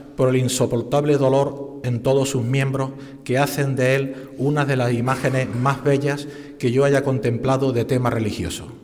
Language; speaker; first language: Spanish; native; Spanish